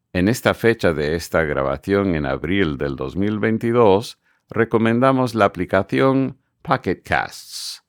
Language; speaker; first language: Spanish; non-native, fluent; English